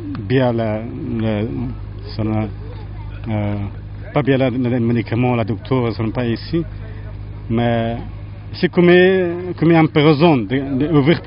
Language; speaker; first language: French; non-native, learner; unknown